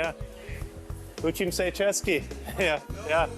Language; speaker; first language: Czech; non-native, learner; English